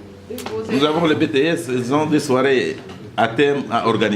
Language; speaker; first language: French; non-native, local second language; Arabic